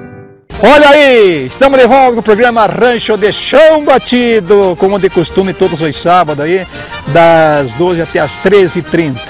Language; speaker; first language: Portuguese; native; Portuguese